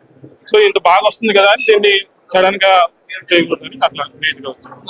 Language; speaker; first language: Telugu; native; Telugu